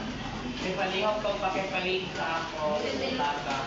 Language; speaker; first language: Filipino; non-native, local second language; Cebuano